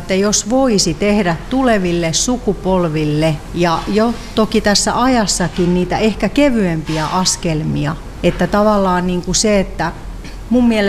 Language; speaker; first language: Finnish; native; Finnish